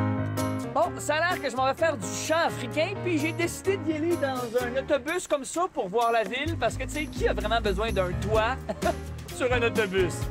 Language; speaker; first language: French; native; French